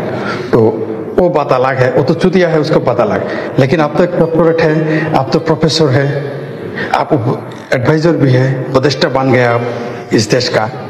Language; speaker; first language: Hindi; non-native, fluent; Bangla